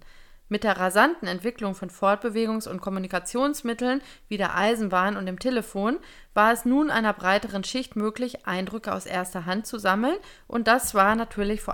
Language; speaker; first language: German; native; German